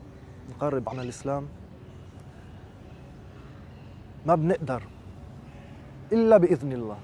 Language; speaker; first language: Arabic; non-native, fluent; French